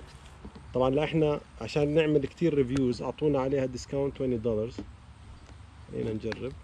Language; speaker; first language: Arabic; native; Arabic